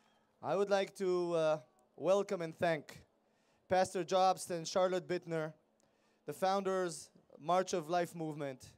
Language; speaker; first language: English; non-native, fluent; Hebrew